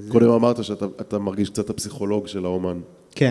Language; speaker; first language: Hebrew; native; Hebrew